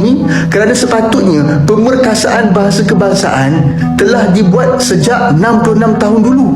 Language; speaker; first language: Malay; native; Malay